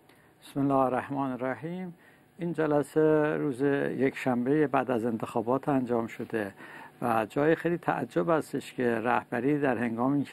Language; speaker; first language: Persian; native; Persian